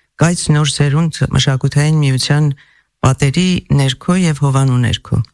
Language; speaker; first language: Armenian; native; Armenian